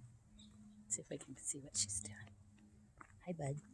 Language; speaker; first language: English; native; English